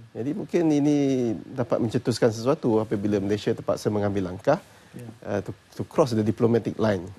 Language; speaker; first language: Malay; native; Malay